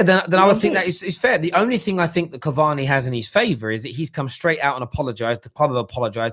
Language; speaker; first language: English; native; English